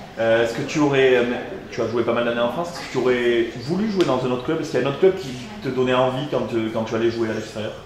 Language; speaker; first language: French; native; French